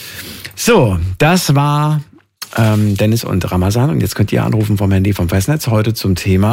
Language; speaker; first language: German; native; German